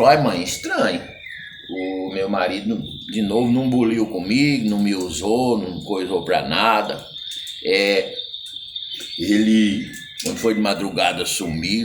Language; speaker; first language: Portuguese; native; Portuguese